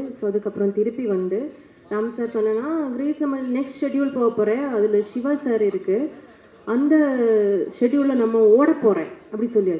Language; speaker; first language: Tamil; non-native, learner; Malayalam